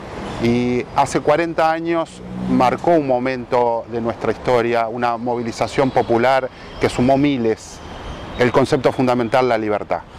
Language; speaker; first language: Spanish; native; Spanish